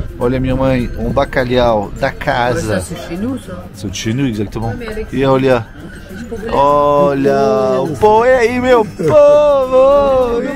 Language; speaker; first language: Portuguese; non-native, fluent; French